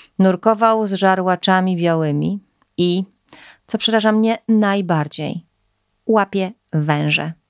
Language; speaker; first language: Polish; native; Polish